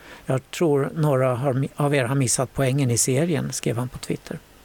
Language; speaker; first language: Swedish; native; Swedish